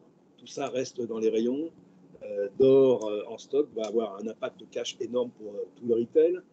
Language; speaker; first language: French; native; French